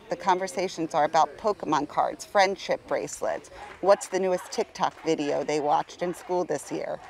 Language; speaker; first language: English; native; English